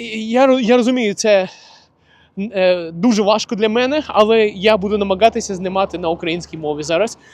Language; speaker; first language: Ukrainian; non-native, local second language; Russian